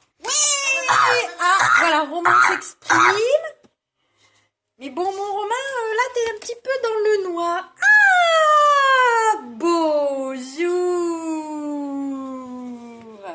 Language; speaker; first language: French; native; French